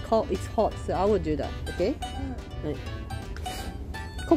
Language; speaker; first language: English; non-native, learner; Japanese